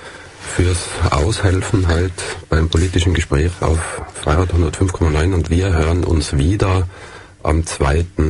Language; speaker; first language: German; native; German